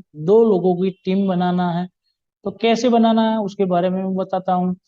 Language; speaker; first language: Hindi; non-native, local second language; Gujarati